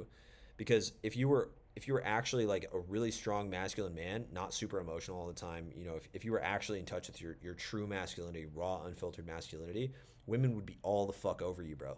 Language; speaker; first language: English; native; English